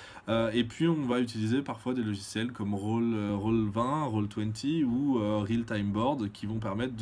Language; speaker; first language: French; native; French